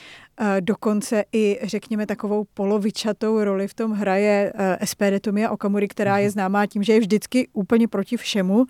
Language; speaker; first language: Czech; native; Czech